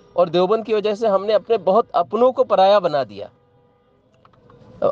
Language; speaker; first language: Hindi; non-native, local second language; Bangla